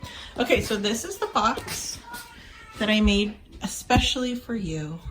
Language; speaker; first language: English; native; English